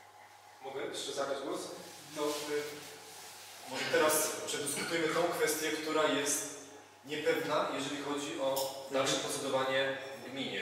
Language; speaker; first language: Polish; native; Polish